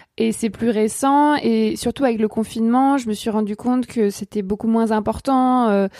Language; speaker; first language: French; native; French